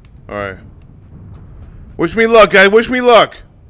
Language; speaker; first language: English; native; English